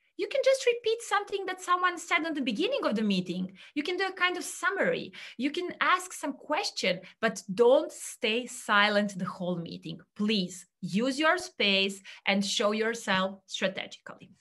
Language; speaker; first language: English; non-native, fluent; Serbian